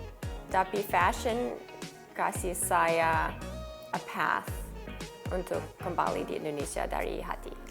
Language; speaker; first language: Indonesian; non-native, learner; English